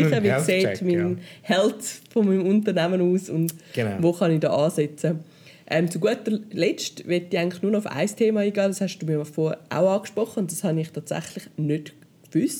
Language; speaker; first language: German; native; German